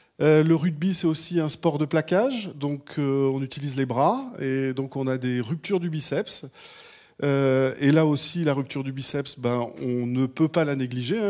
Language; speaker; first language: French; native; French